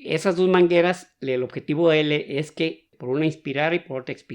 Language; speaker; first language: Spanish; native; Spanish